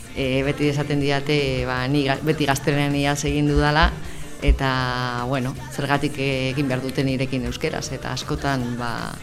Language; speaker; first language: Basque; non-native, local second language; Spanish